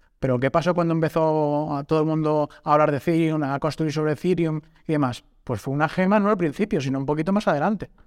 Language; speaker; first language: Spanish; native; Spanish